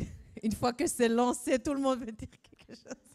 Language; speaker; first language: French; non-native, fluent; German